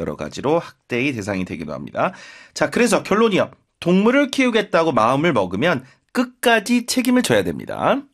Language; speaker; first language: Korean; native; Korean